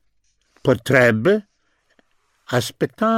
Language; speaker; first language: Italian; non-native, fluent; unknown